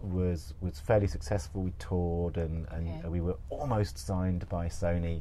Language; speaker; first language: English; native; English